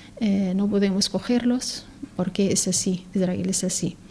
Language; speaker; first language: Spanish; non-native, learner; Arabic